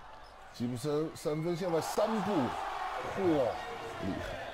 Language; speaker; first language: Chinese; native; Chinese